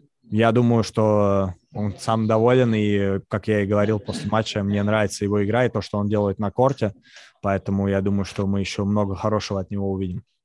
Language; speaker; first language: Russian; native; Russian